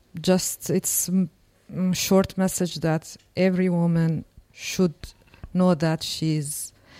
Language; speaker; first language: English; non-native, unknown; Kurdish